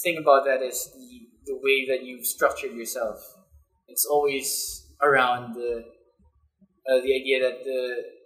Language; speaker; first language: English; non-native, local second language; Hiligaynon